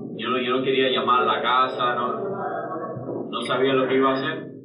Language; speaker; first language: Spanish; early bilingual, heritage; English